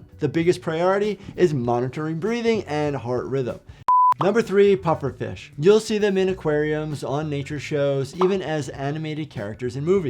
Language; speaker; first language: English; native; English